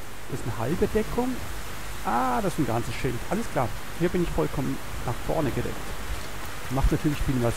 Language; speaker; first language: German; non-native, fluent; Swiss German